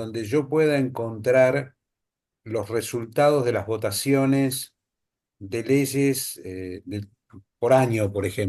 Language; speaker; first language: Spanish; native; Spanish